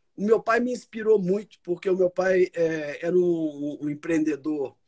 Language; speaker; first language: Portuguese; native; Portuguese